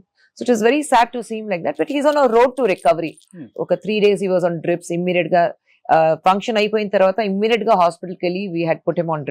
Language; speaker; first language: Telugu; non-native, local second language; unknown